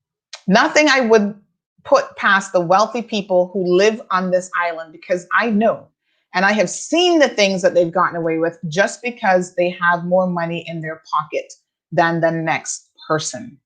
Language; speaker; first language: English; native; English